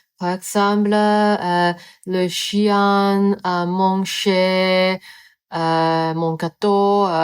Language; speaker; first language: French; non-native, learner; Cantonese